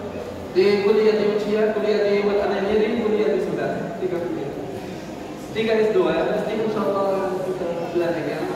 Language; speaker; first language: Indonesian; non-native, learner; Arabic